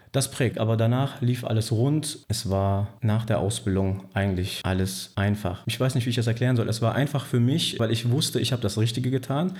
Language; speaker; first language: German; early bilingual, other home language; Turkish